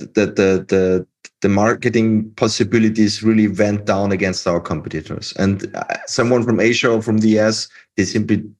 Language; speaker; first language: English; non-native, fluent; German